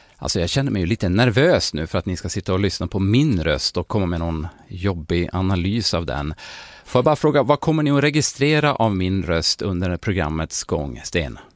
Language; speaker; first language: Swedish; native; Swedish